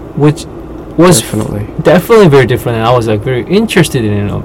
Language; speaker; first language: English; non-native, fluent; Korean